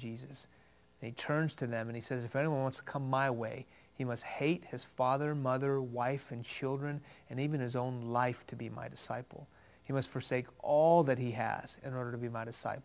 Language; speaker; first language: English; early bilingual, other home language; Persian